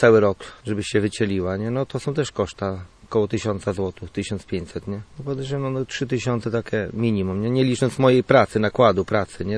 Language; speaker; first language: Polish; native; Polish